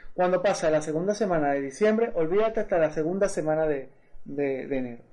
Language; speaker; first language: Spanish; native; Spanish